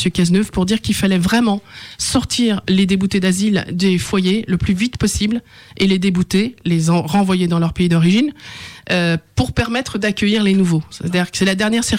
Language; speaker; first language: French; native; French